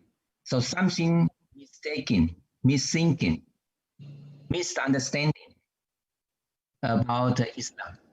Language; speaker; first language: English; non-native, learner; Chinese